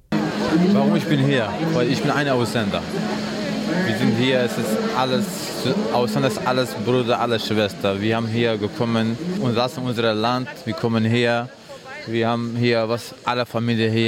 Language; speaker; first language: German; non-native, learner; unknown